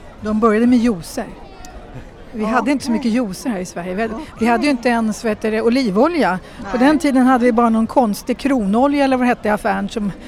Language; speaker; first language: Swedish; native; Swedish